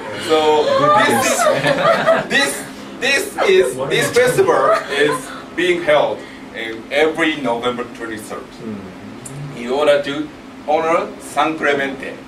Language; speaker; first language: English; non-native, learner; Japanese